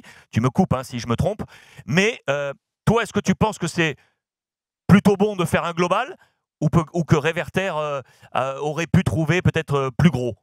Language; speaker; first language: French; native; French